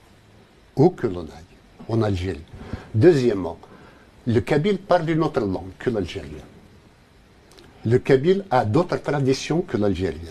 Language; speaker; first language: French; non-native, local second language; Kabyle